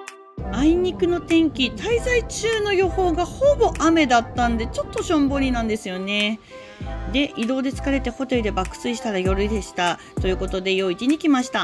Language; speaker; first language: Japanese; native; Japanese